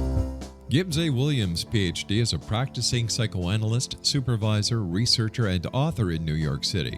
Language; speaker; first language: English; native; English